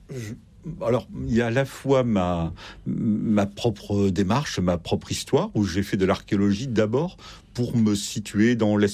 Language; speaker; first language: French; native; French